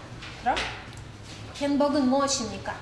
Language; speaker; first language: Korean; non-native, fluent; Russian